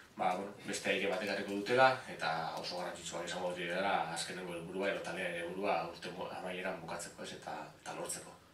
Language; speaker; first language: Basque; native; Basque